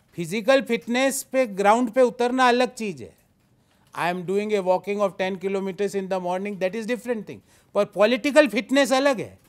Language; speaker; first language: Hindi; native; Hindi